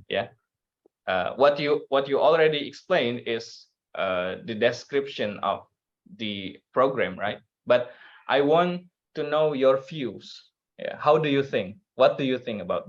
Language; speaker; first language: English; non-native, learner; Indonesian